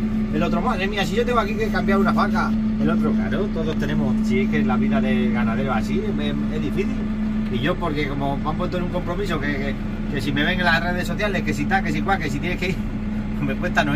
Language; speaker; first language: Spanish; native; Spanish